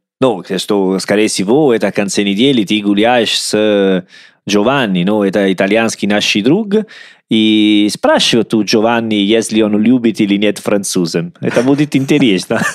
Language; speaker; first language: Russian; non-native, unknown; Italian